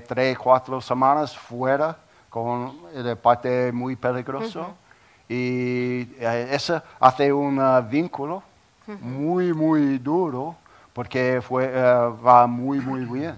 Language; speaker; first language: Spanish; non-native, learner; English